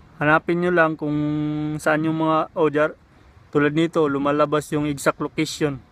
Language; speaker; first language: Filipino; non-native, local second language; Cebuano